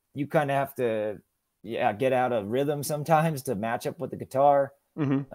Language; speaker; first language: English; native; English